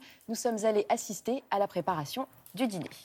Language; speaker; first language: French; native; French